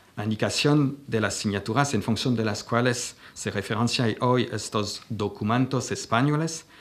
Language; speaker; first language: Spanish; non-native, fluent; French